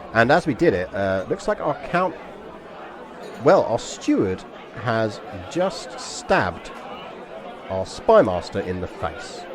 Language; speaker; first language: English; native; English